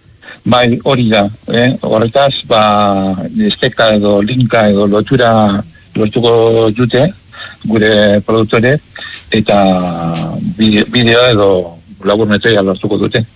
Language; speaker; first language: Basque; non-native, local second language; Spanish